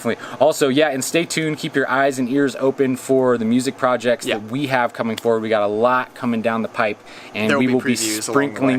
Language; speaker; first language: English; native; English